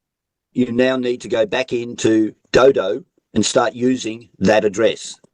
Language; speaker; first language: English; native; English